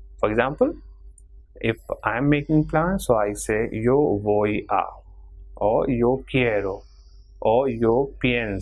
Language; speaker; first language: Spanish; non-native, fluent; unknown